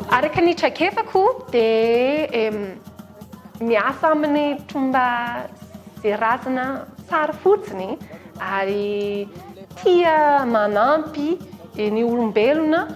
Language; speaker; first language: Malagasy; non-native, learner; English